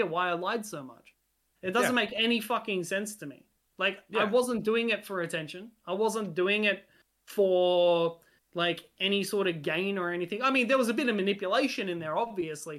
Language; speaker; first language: English; non-native, local second language; Hungarian